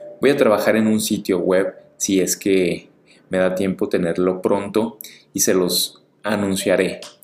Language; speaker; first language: Spanish; native; Spanish